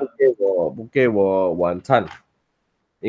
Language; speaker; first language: Chinese; non-native, learner; Indonesian